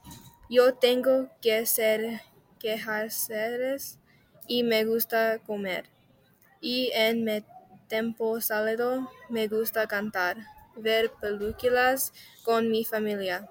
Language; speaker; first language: Spanish; non-native, learner; English